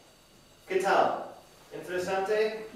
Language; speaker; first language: Spanish; non-native, learner; English